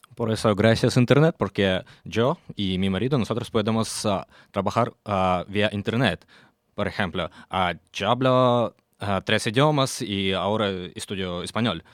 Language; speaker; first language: Spanish; non-native, learner; Russian